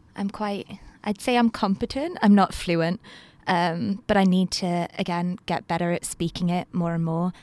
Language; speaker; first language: English; non-native, local second language; Welsh